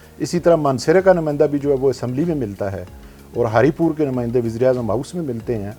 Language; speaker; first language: Urdu; non-native, local second language; Northern Hindko